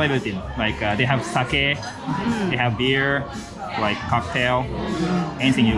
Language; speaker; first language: English; non-native, fluent; Japanese